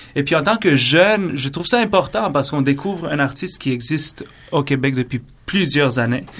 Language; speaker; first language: French; early bilingual, other home language; Romanian